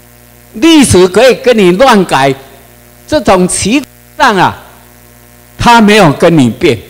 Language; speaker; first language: Chinese; non-native, local second language; Min Nan Chinese